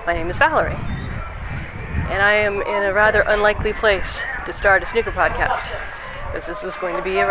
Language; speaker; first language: English; native; English